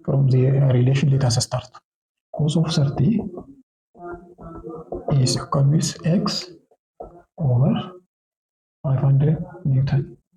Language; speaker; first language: English; non-native, local second language; Oromo